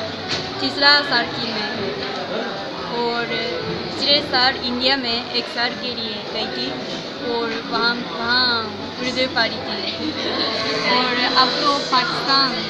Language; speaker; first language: Hindi; non-native, learner; Japanese